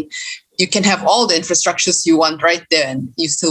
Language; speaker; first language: English; non-native, local second language; Malay